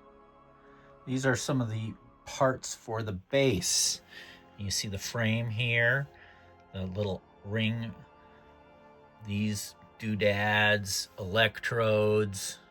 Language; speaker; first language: English; native; English